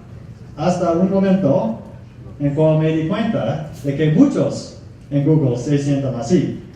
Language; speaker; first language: Spanish; non-native, fluent; English